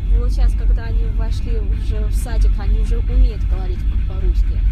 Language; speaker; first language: Russian; non-native, learner; Chinese